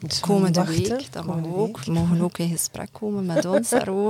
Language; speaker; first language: Dutch; native; Dutch